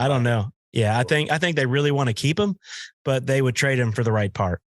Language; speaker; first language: English; native; English